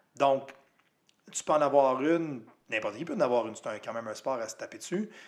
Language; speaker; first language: French; native; French